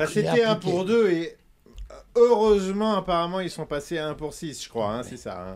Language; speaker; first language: French; native; French